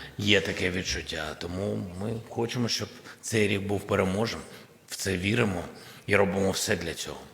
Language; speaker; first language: Ukrainian; non-native, local second language; Russian